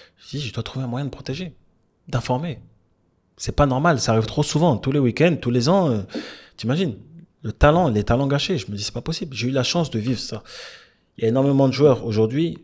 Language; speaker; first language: French; native; French